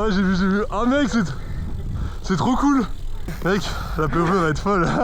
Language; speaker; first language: French; native; French